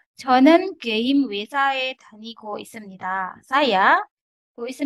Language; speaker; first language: Korean; non-native, fluent; Indonesian